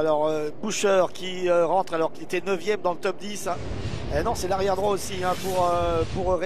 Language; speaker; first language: French; native; French